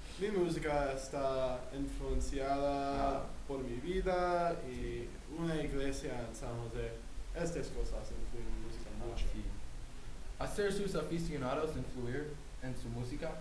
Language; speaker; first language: Spanish; non-native, learner; English